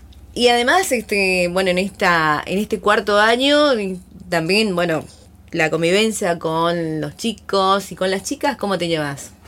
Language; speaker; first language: Spanish; native; Spanish